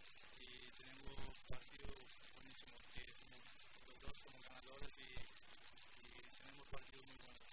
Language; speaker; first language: Spanish; non-native, fluent; Portuguese